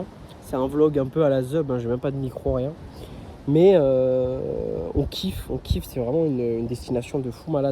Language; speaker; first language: French; native; French